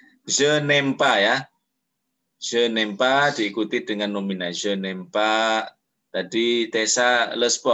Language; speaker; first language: French; non-native, fluent; Indonesian